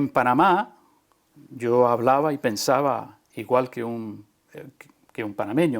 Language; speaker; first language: Spanish; early bilingual, other home language; English